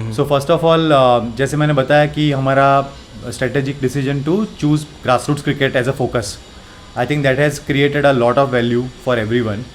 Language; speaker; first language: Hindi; non-native, local second language; Gujarati